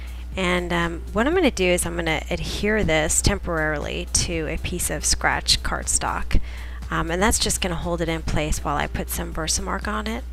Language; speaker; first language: English; native; English